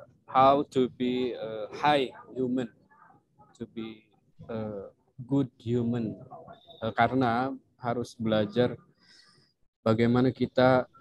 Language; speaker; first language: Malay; non-native, local second language; Sundanese